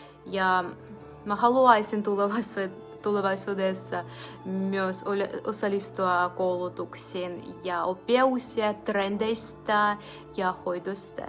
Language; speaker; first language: Finnish; non-native, fluent; Ukrainian